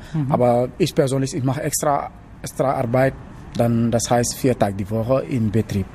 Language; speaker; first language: German; non-native, learner; Wolof